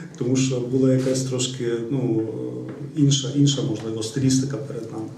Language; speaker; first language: Ukrainian; native; Ukrainian